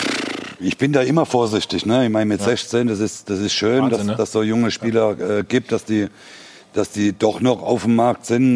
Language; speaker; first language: German; native; German